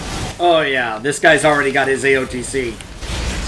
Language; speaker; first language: English; native; English